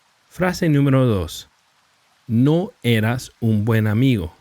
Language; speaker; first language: Spanish; non-native, fluent; English